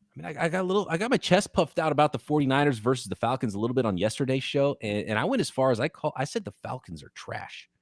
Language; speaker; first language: English; native; English